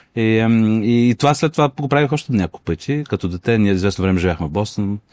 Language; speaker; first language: Bulgarian; non-native, fluent; Russian